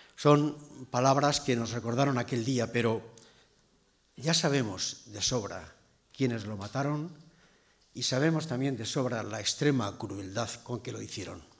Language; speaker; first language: Spanish; native; Spanish